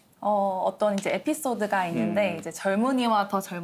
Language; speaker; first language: Korean; native; Korean